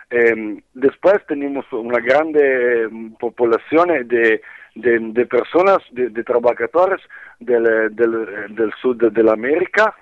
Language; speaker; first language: Spanish; non-native, learner; Italian